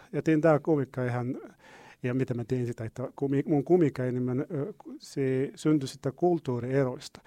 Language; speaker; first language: Finnish; non-native, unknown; Arabic